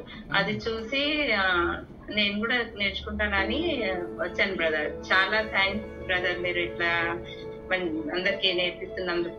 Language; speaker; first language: Telugu; non-native, local second language; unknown